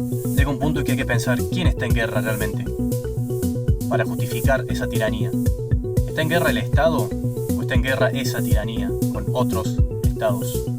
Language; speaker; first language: Spanish; native; Spanish